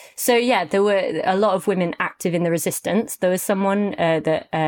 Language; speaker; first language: English; native; English